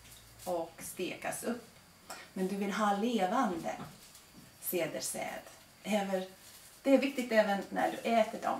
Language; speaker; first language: Swedish; non-native, fluent; Latvian